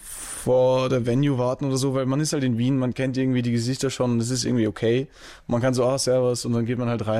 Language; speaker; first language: German; native; German